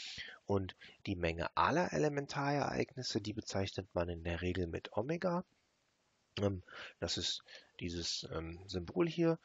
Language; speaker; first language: German; native; German